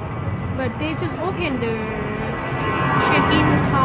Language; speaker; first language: English; non-native, learner; Thai